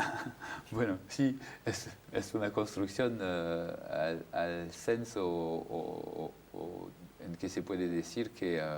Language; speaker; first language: Spanish; non-native, fluent; French